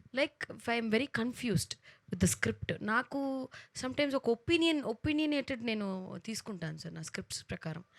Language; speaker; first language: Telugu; native; Telugu